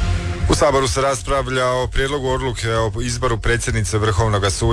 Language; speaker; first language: Serbian; native; Serbian